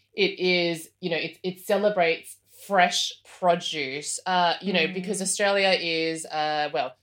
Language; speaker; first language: English; native; English